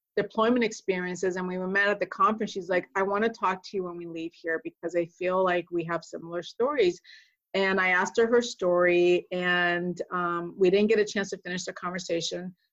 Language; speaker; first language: English; native; English